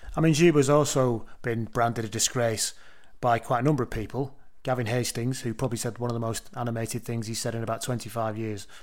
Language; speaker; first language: English; native; English